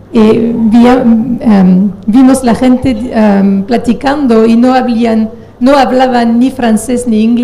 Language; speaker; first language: Spanish; non-native, fluent; French